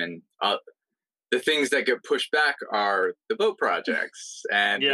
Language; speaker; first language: English; native; English